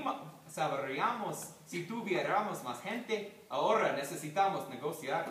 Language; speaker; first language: Spanish; non-native, learner; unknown